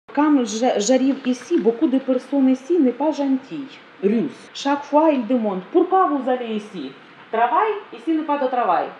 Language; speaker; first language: French; non-native, learner; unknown